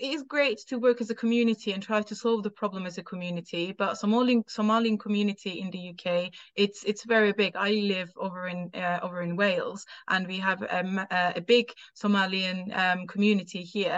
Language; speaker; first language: English; non-native, fluent; Turkish